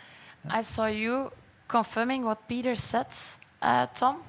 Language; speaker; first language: English; non-native, fluent; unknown